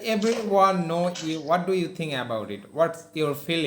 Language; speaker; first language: English; non-native, learner; Bangla